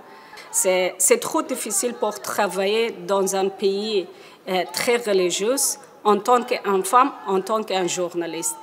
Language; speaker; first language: French; non-native, learner; Persian